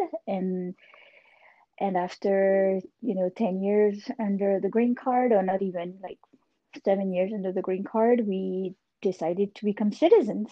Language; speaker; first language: English; non-native, fluent; French